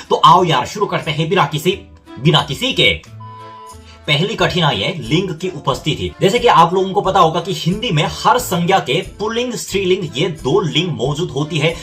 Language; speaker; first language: Hindi; non-native, fluent; Korean